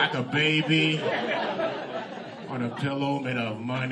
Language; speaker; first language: English; non-native, fluent; Haitian Creole